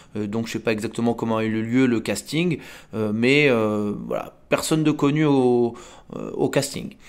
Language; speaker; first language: French; native; French